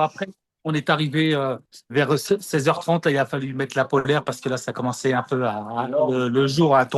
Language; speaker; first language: French; native; French